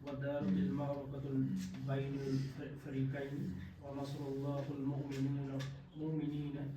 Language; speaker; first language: Arabic; non-native, learner; Urdu